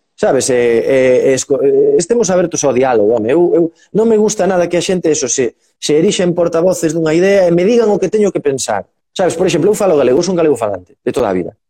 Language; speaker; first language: Galician; native; Galician